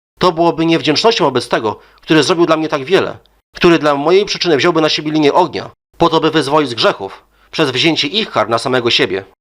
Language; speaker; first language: Polish; native; Polish